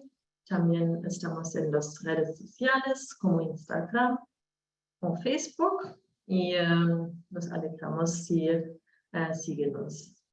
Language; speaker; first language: Spanish; non-native, learner; German